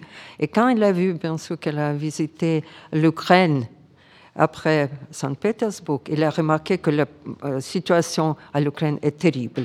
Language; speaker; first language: French; non-native, fluent; Ukrainian